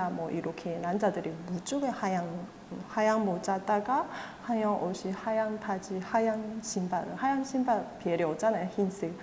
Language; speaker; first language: Korean; non-native, fluent; Chinese